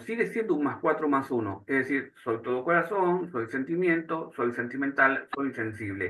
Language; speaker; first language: Spanish; native; Spanish